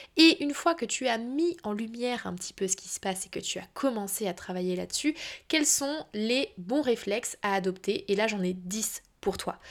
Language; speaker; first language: French; native; French